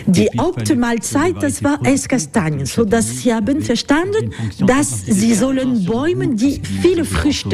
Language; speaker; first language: German; non-native, learner; French